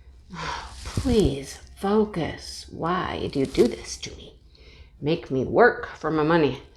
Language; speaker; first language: English; native; English